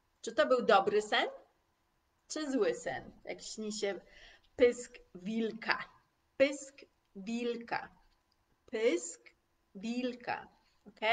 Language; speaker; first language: Polish; native; Polish